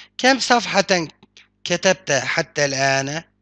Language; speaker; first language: Arabic; non-native, fluent; Turkish